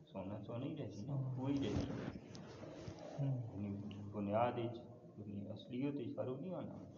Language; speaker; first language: Urdu; non-native, local second language; Punjabi